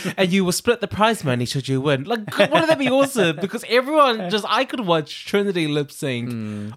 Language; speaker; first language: English; native; English